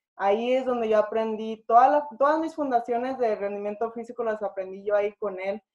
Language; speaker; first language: Spanish; early bilingual, other home language; English